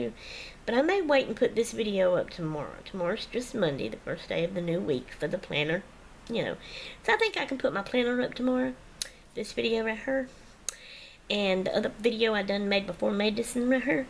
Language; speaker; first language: English; native; English